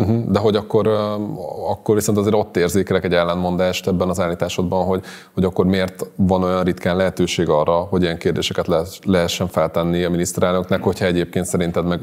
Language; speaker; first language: Hungarian; native; Hungarian